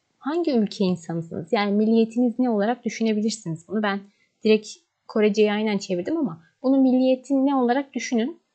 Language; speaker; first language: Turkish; native; Turkish